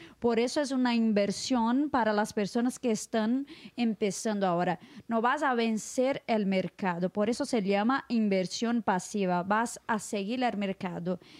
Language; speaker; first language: Spanish; non-native, fluent; Portuguese